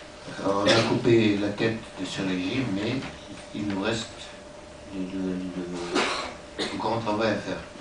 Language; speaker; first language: French; non-native, local second language; Arabic